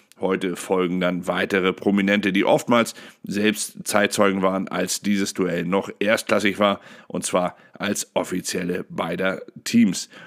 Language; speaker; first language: German; native; German